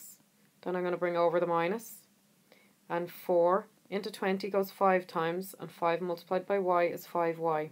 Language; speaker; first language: English; native; English